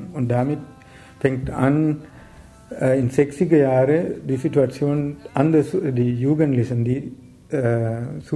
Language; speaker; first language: German; non-native, learner; Sinhala